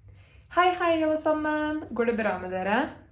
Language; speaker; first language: Norwegian; early bilingual, heritage; Norwegian